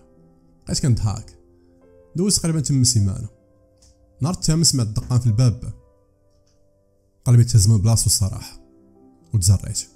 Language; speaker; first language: Arabic; native; Arabic